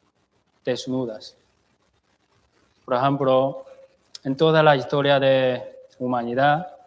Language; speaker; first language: Spanish; non-native, fluent; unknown